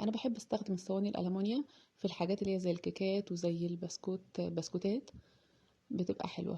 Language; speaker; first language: Arabic; native; Arabic